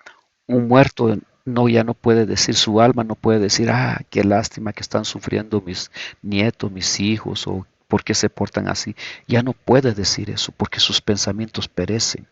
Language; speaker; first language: Spanish; native; Spanish